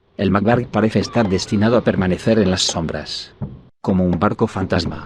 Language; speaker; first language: Spanish; native; Spanish